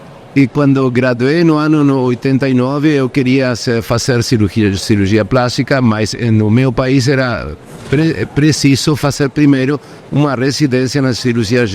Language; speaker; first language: Portuguese; non-native, fluent; Spanish